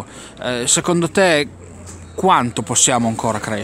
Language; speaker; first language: Italian; native; Italian